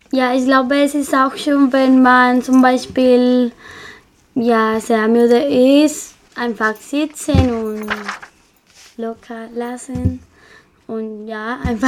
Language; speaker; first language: German; non-native, learner; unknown